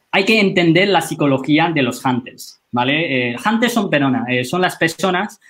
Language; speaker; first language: Spanish; non-native, fluent; Chinese